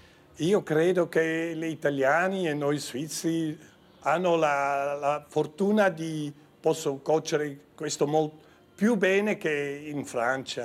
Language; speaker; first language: Italian; non-native, local second language; French